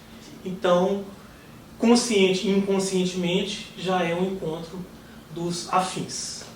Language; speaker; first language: Portuguese; native; Portuguese